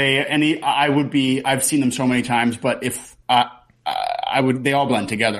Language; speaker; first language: English; native; English